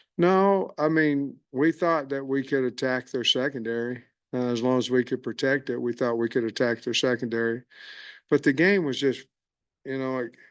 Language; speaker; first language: English; native; English